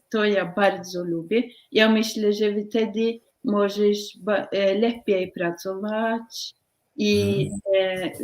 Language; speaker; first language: Polish; non-native, learner; Norwegian